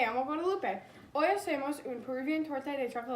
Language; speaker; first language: Spanish; non-native, learner; English